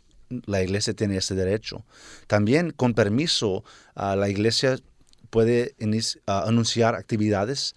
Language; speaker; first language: Spanish; early bilingual, heritage; Spanish